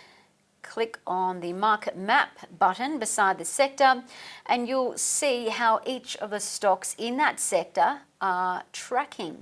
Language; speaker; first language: English; native; English